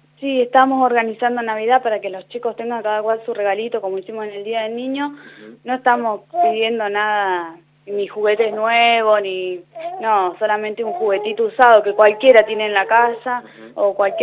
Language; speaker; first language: Spanish; native; Spanish